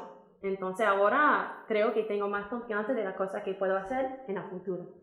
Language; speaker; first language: Spanish; non-native, fluent; English